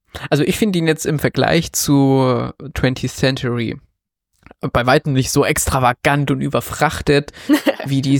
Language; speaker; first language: German; native; German